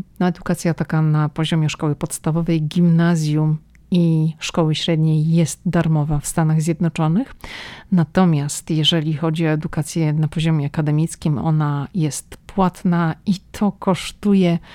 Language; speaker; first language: Polish; native; Polish